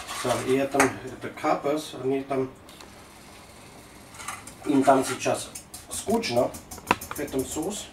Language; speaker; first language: Russian; non-native, learner; German